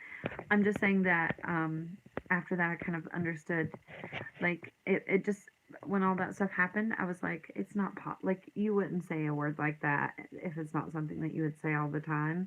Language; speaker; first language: English; native; English